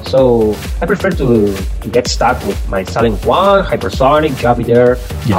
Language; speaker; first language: English; non-native, fluent; Spanish